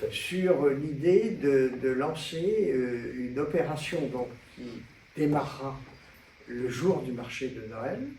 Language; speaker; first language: French; native; French